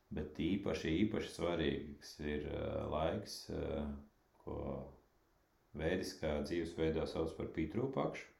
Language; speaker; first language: Latvian; non-native, local second language; Russian